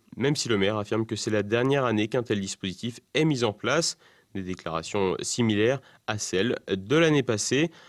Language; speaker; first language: French; native; French